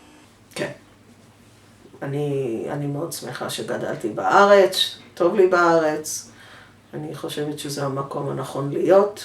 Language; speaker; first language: Hebrew; early bilingual, other home language; English